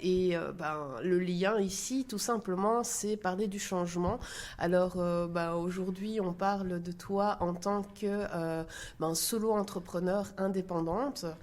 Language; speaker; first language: French; native; French